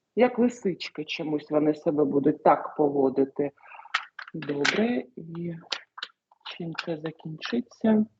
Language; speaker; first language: Ukrainian; native; Ukrainian